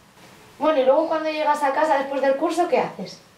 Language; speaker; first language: Spanish; native; Spanish